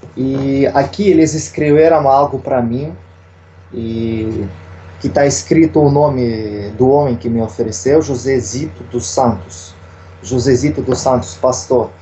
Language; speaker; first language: Portuguese; non-native, fluent; Russian